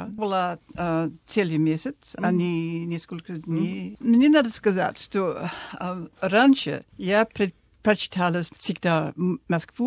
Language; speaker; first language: Russian; non-native, fluent; English